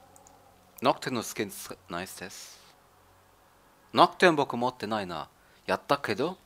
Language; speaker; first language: Japanese; non-native, learner; German